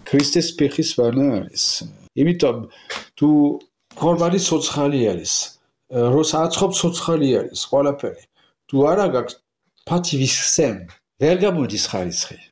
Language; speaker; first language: Georgian; non-native, learner; French